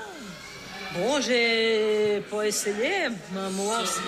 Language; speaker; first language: French; non-native, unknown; Portuguese